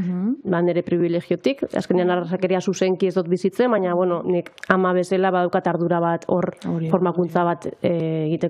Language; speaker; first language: Basque; native; Basque